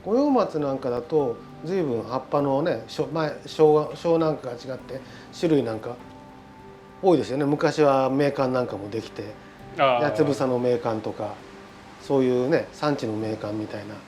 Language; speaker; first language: Japanese; native; Japanese